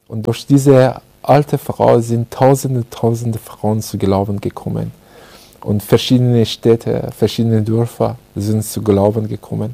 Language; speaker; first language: German; non-native, fluent; Persian